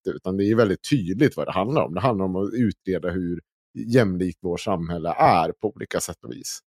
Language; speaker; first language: Swedish; native; Swedish